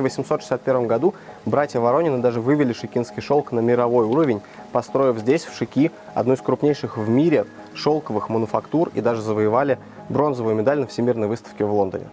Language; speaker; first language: Russian; native; Russian